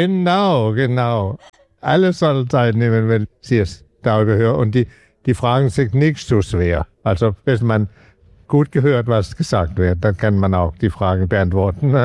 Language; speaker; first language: German; non-native, learner; Danish